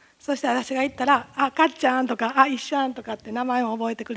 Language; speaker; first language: Japanese; native; Japanese